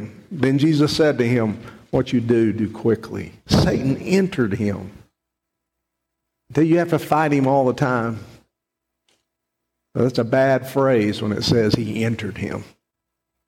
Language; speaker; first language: English; native; English